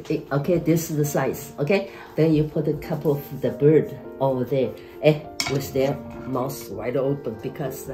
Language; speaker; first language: English; non-native, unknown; Chinese